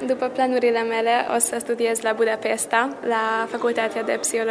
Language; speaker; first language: Romanian; early bilingual, heritage; Romanian